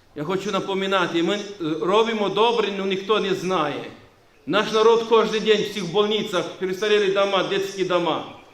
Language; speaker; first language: Ukrainian; non-native, local second language; Romanian